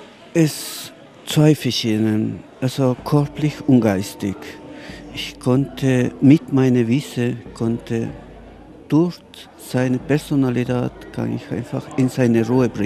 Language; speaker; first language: German; non-native, learner; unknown